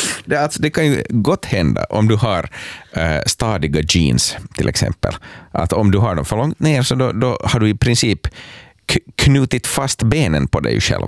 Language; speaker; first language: Swedish; native; Swedish